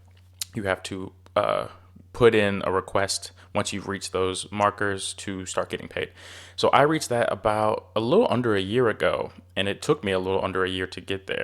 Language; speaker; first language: English; native; English